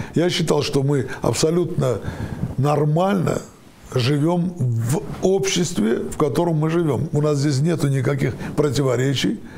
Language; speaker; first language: Russian; non-native, local second language; Armenian